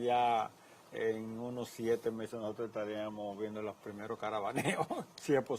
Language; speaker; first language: Spanish; native; Spanish